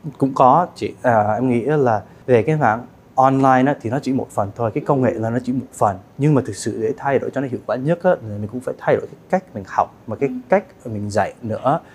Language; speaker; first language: Vietnamese; early bilingual, heritage; Vietnamese